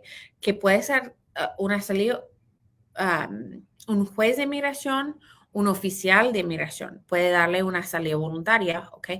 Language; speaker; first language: Spanish; early bilingual, heritage; Spanish